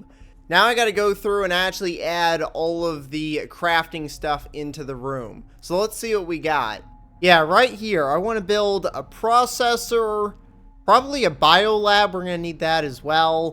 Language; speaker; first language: English; native; English